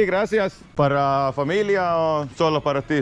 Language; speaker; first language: Spanish; non-native, learner; Finnish